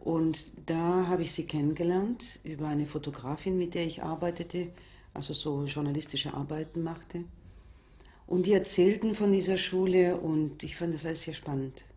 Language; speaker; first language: German; non-native, fluent; Spanish